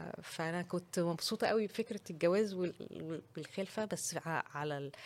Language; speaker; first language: Arabic; native; Arabic